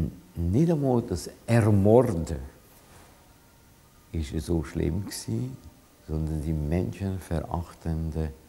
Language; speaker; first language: German; non-native, fluent; Hungarian